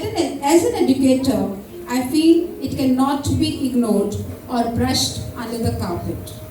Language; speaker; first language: English; non-native, local second language; Marathi